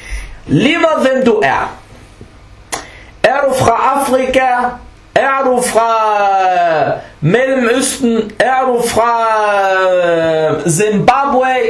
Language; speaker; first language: Danish; non-native, local second language; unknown